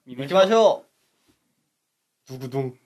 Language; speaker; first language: Japanese; non-native, learner; Korean